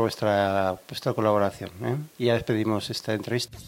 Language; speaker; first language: Spanish; native; Spanish